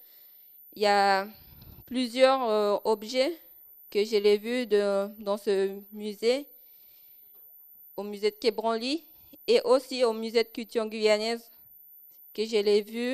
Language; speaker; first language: French; non-native, local second language; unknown